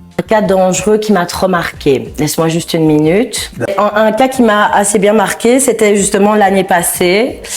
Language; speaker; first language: French; native; French